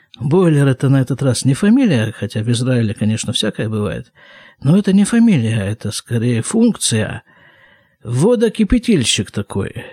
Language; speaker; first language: Russian; native; Russian